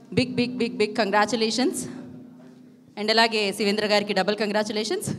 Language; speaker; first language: Telugu; native; Telugu